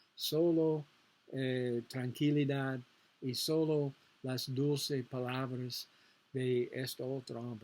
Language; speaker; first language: Spanish; non-native, learner; English